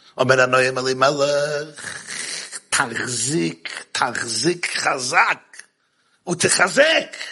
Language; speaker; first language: Hebrew; non-native, fluent; English